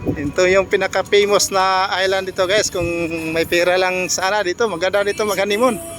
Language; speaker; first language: Filipino; non-native, local second language; Cebuano